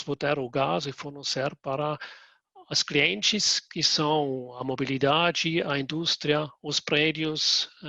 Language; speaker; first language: Portuguese; non-native, fluent; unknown